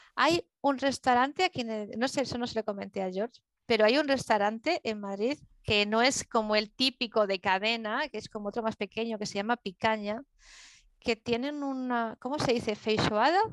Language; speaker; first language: Spanish; native; Spanish